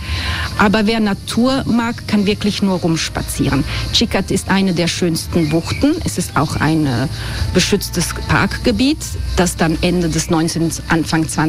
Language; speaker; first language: German; non-native, fluent; Croatian